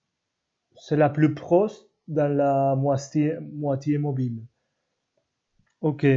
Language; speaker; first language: French; non-native, learner; Spanish